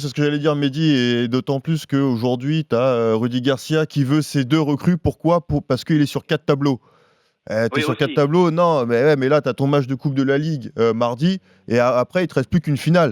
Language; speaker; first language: French; native; French